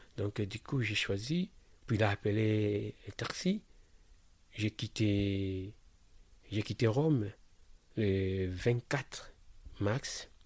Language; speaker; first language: French; non-native, local second language; Lingala